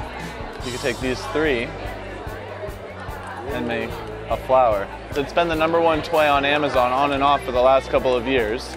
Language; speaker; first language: English; native; English